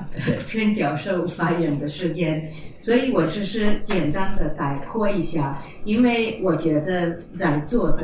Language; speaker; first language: Chinese; non-native, fluent; Czech